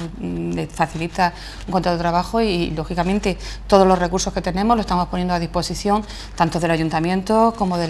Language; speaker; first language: Spanish; native; Spanish